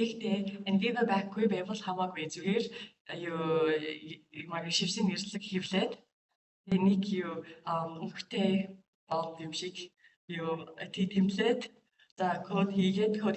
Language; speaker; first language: Mongolian; non-native, learner; English